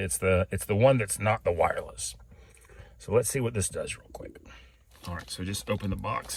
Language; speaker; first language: English; native; English